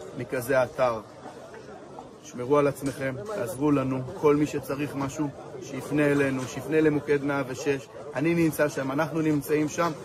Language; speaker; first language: Hebrew; native; Hebrew